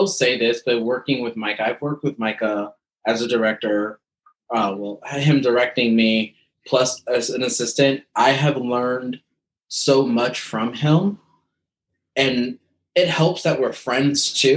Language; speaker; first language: English; native; English